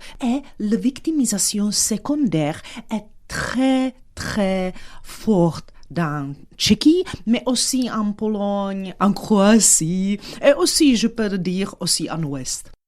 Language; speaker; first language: French; non-native, fluent; Czech